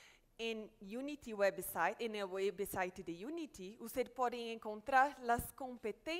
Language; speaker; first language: Spanish; non-native, fluent; Portuguese